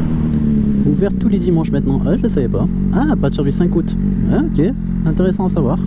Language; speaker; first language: French; native; French